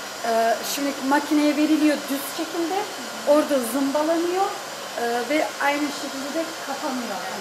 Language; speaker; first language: Turkish; early bilingual, heritage; Turkish